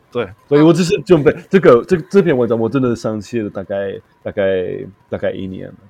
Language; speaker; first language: Chinese; non-native, fluent; English